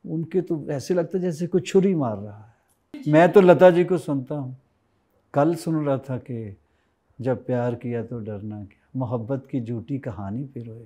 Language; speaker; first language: Hindi; native; Hindi